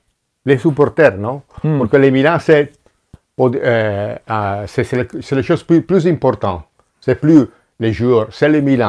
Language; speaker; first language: French; non-native, fluent; Italian